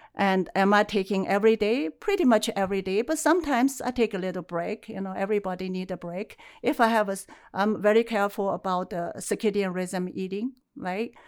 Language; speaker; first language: English; non-native, fluent; Chinese